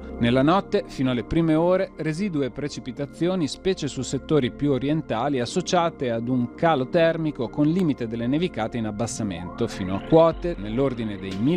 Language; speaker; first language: Italian; native; Italian